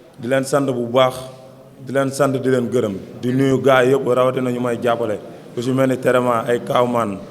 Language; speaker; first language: Wolof; native; Wolof